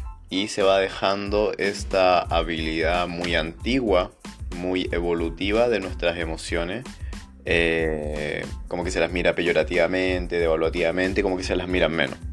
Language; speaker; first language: Spanish; native; Spanish